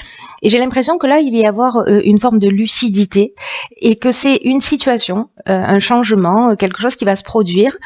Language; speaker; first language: French; native; French